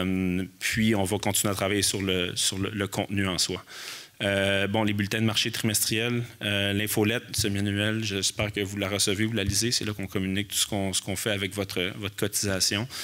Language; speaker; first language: French; native; French